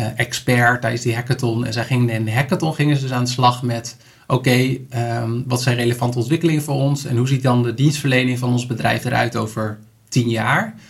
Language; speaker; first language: Dutch; native; Dutch